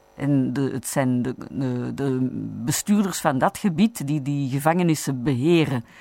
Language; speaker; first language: Dutch; native; Dutch